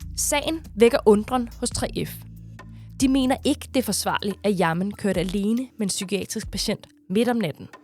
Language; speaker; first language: Danish; native; Danish